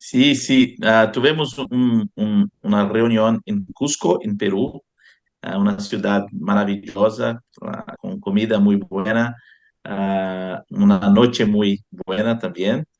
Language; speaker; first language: Spanish; non-native, fluent; Portuguese